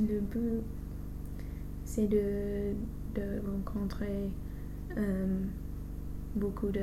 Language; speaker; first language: French; non-native, fluent; English